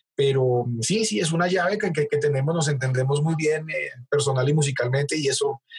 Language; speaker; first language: Spanish; native; Spanish